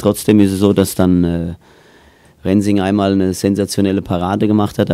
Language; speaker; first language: German; native; German